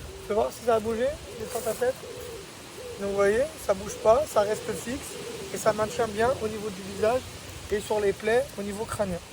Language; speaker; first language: French; native; French